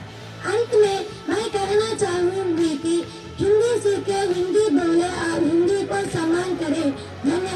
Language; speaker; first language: Hindi; non-native, local second language; Telugu